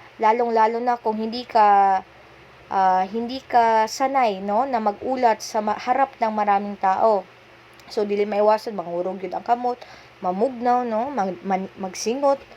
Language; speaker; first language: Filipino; non-native, local second language; Cebuano